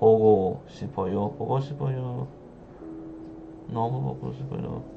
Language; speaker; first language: Korean; non-native, learner; English